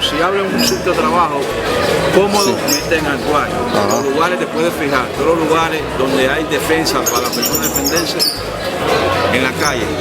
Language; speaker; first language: Spanish; native; Spanish